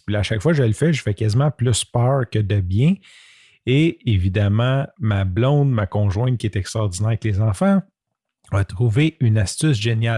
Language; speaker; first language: French; native; French